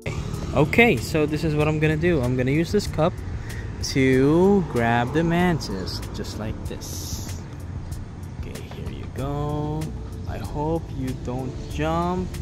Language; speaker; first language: English; non-native, local second language; Filipino